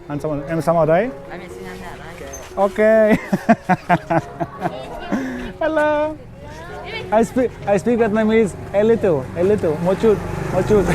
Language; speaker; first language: Vietnamese; non-native, learner; Lithuanian